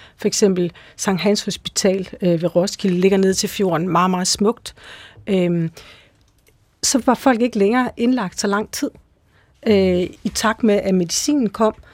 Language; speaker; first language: Danish; native; Danish